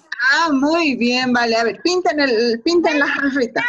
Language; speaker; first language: Spanish; native; Spanish